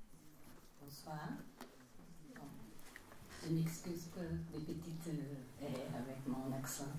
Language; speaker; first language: French; non-native, fluent; Portuguese